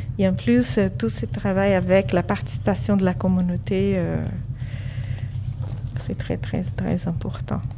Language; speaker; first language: French; non-native, fluent; Portuguese